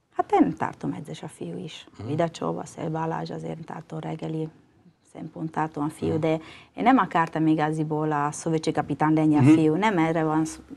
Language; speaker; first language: Hungarian; non-native, learner; Italian